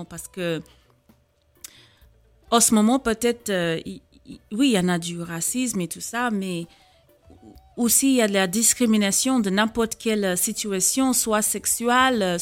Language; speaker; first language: French; non-native, fluent; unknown